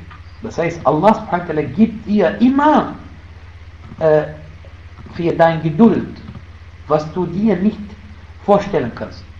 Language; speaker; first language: German; non-native, fluent; Arabic